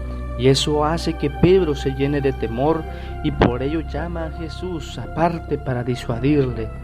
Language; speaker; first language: Spanish; native; Spanish